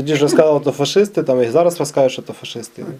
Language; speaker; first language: Ukrainian; native; Ukrainian